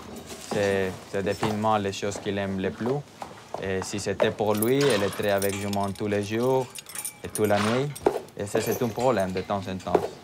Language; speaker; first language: French; non-native, fluent; Spanish